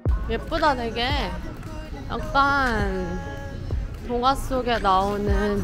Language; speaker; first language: Korean; native; Korean